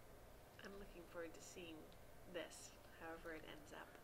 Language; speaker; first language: English; native; English